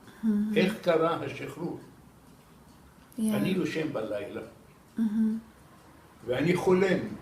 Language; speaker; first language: Hebrew; non-native, fluent; Arabic